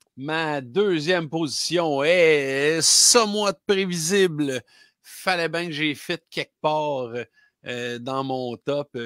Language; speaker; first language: French; native; French